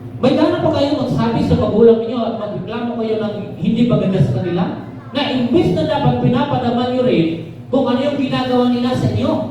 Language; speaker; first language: Filipino; non-native, local second language; Bikol